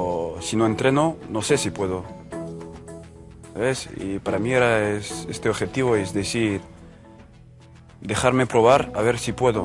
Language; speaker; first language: Spanish; non-native, fluent; French